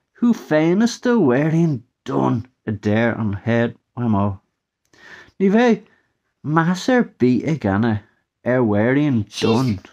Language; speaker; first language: Irish; non-native, local second language; English